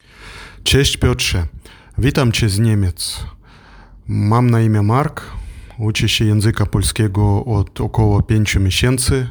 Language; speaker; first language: Polish; non-native, learner; German